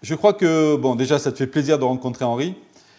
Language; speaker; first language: French; native; French